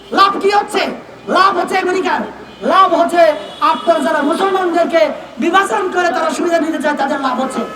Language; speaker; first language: Bangla; non-native, local second language; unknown